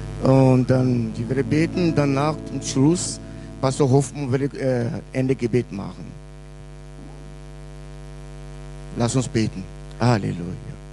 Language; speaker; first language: German; non-native, learner; French